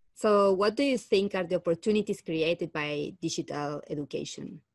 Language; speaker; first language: English; non-native, fluent; Spanish